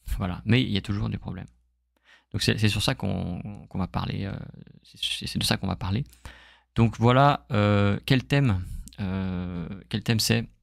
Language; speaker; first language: French; native; French